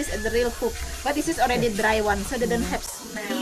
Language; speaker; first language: English; non-native, learner; Indonesian